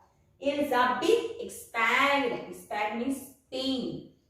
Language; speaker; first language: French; non-native, fluent; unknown